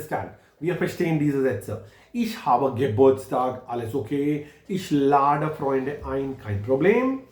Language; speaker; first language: German; non-native, fluent; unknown